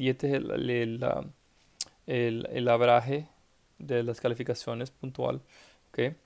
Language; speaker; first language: Spanish; early bilingual, heritage; English